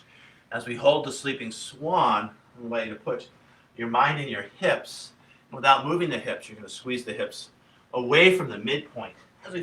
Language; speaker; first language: English; native; English